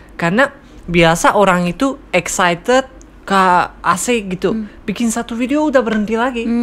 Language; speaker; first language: Indonesian; non-native, fluent; Tajik